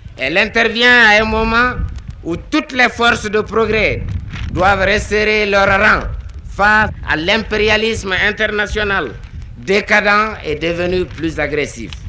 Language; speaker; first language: French; non-native, local second language; Bambara